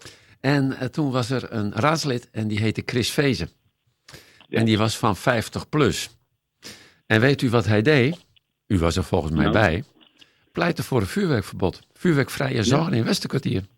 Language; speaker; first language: Dutch; native; Dutch